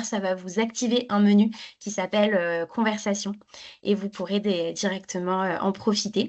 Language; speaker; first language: French; native; French